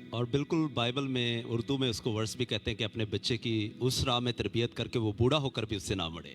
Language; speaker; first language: Urdu; native; Urdu